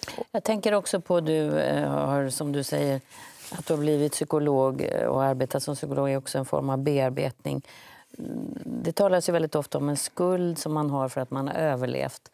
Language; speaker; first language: Swedish; native; Swedish